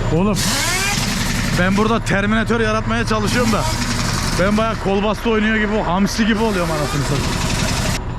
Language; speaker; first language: Turkish; native; Turkish